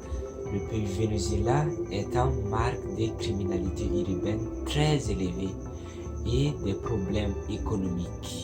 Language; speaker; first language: French; non-native, local second language; Malagasy